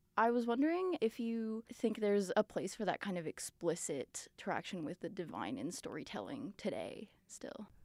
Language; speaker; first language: English; early bilingual, other home language; Portuguese